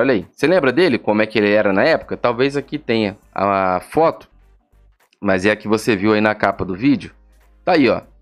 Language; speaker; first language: Portuguese; native; Portuguese